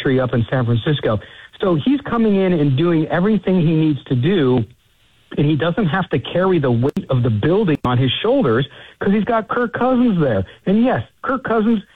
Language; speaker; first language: English; native; English